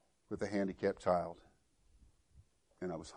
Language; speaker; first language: English; native; English